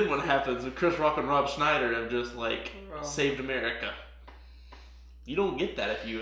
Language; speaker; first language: English; native; English